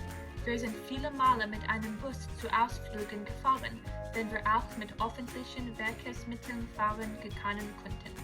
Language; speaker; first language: German; non-native, learner; English